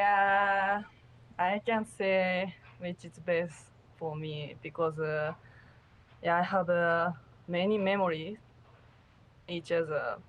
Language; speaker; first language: English; non-native, learner; Japanese